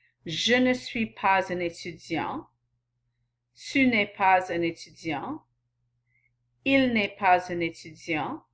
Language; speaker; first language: French; non-native, fluent; English